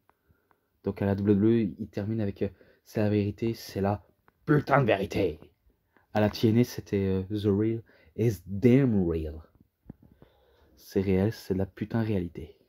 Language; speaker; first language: French; native; French